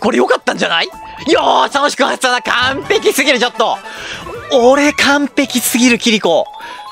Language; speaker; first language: Japanese; native; Japanese